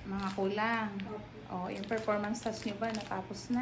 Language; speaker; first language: Filipino; native; Filipino